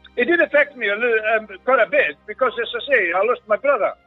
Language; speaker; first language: English; non-native, learner; Greek